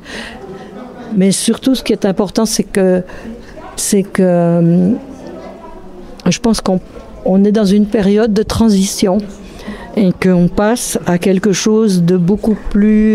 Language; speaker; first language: French; native; French